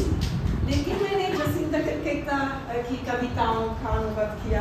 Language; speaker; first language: Hindi; non-native, fluent; Italian